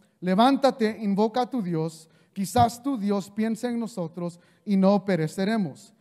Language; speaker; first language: Spanish; early bilingual, heritage; Spanish